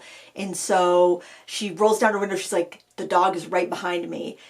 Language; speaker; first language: English; native; English